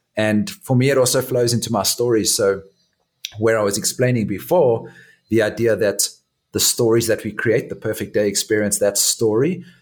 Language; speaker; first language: English; native; English